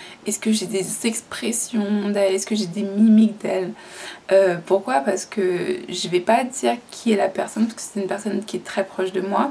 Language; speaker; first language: French; native; French